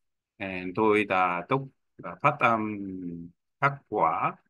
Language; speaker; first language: Vietnamese; non-native, learner; Korean